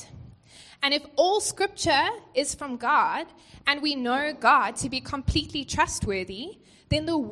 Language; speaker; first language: English; native; English